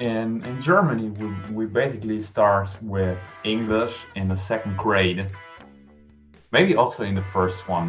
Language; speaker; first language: English; non-native, fluent; German